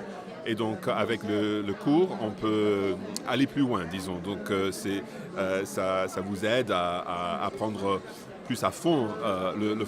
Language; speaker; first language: French; non-native, fluent; English